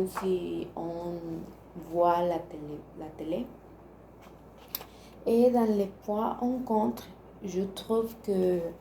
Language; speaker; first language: French; non-native, learner; Spanish